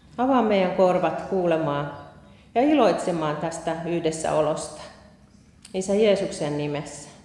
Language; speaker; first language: Finnish; native; Finnish